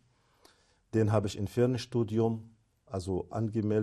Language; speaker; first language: German; non-native, fluent; Arabic